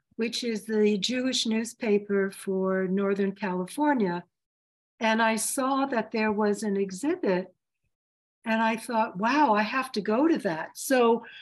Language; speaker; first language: English; early bilingual, other home language; Yiddish